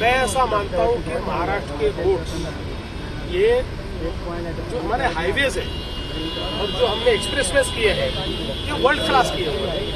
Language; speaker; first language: Hindi; non-native, local second language; Marathi